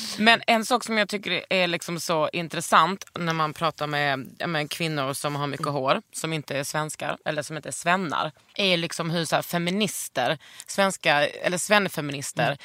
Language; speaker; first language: Swedish; native; Swedish